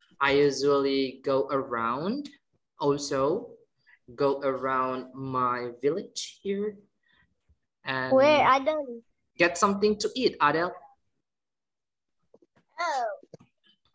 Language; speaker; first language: English; non-native, fluent; Indonesian